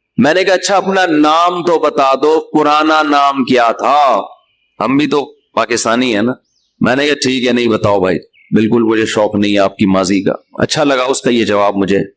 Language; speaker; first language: Urdu; native; Urdu